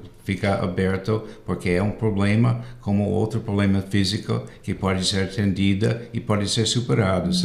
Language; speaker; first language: Portuguese; non-native, fluent; English